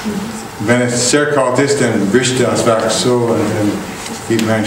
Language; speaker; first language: German; non-native, learner; English